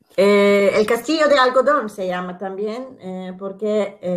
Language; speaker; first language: Spanish; non-native, fluent; Italian